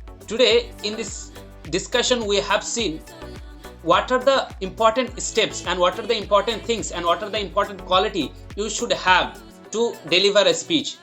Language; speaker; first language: English; non-native, local second language; Bangla